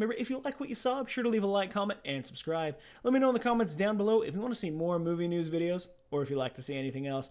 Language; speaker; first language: English; native; English